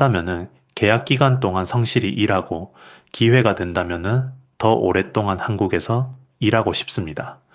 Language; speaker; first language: Korean; non-native, fluent; Urdu